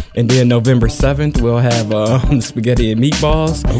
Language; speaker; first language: English; native; English